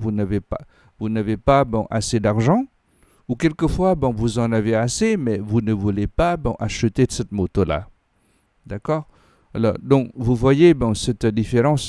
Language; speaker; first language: French; non-native, fluent; Khmer